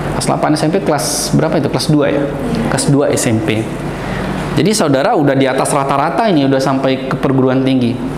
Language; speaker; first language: Indonesian; native; Indonesian